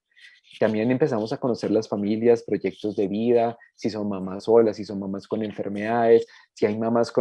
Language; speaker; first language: Spanish; native; Spanish